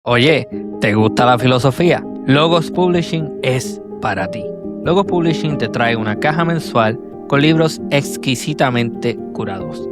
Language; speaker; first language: Spanish; native; Spanish